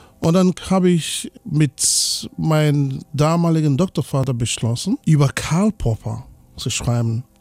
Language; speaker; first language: German; non-native, fluent; Igbo